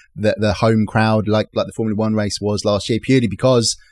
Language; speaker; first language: English; native; English